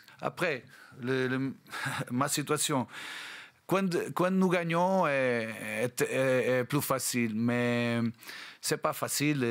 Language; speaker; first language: French; non-native, learner; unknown